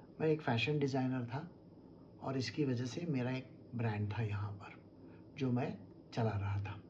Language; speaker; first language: Hindi; non-native, local second language; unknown